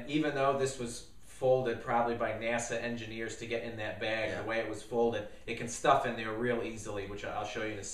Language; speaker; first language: English; native; English